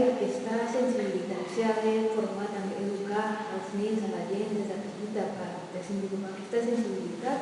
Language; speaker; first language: Catalan; non-native, fluent; Spanish